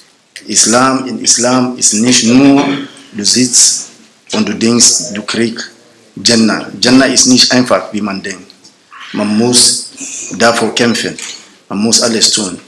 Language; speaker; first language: German; non-native, learner; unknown